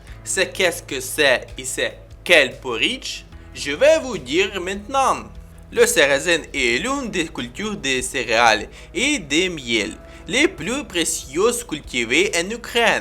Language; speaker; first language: French; non-native, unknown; Ukrainian